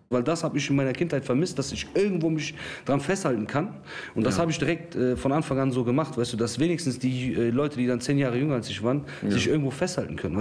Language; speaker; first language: German; early bilingual, other home language; Kurdish